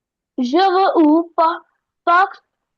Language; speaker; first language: French; non-native, learner; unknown